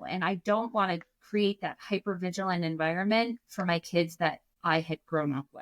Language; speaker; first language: English; native; English